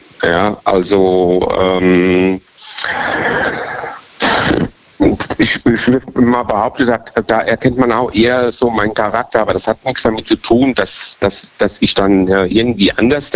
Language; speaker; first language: German; native; German